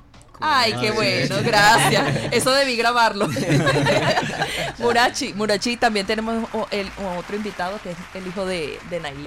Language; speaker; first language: Spanish; native; Spanish